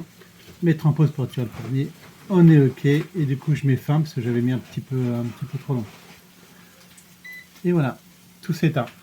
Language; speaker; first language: French; native; French